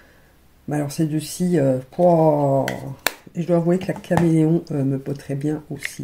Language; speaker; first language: French; native; French